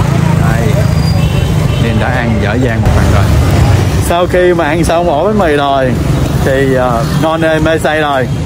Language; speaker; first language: Vietnamese; native; Vietnamese